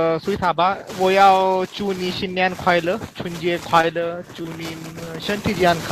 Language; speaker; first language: Chinese; non-native, learner; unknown